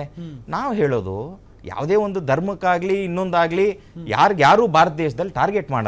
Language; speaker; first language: Kannada; native; Kannada